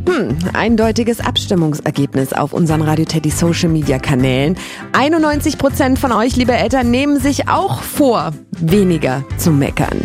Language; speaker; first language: German; native; German